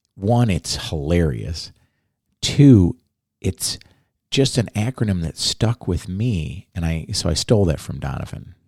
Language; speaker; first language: English; native; English